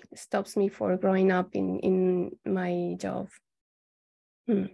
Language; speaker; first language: English; non-native, fluent; Spanish